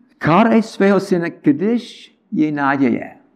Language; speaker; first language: Czech; non-native, learner; English